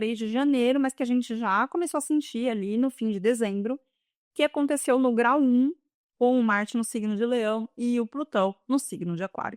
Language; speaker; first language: Portuguese; native; Portuguese